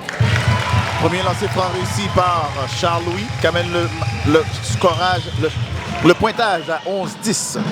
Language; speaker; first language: French; native; French